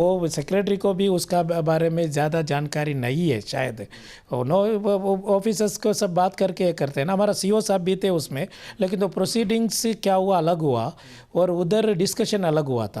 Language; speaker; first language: Hindi; non-native, local second language; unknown